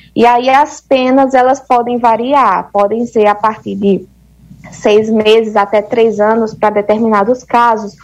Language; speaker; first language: Portuguese; native; Portuguese